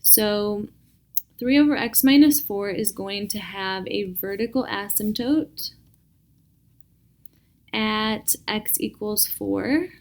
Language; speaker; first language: English; native; English